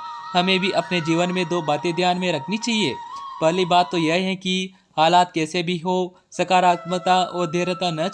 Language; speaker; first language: Hindi; native; Hindi